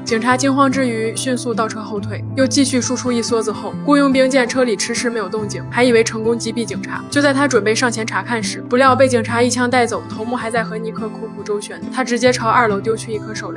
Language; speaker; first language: Chinese; native; Chinese